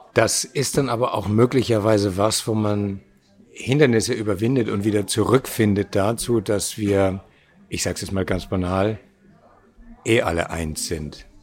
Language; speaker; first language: German; native; German